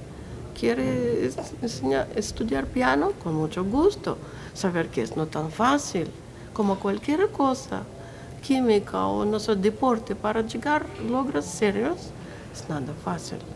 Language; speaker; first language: Spanish; non-native, learner; Russian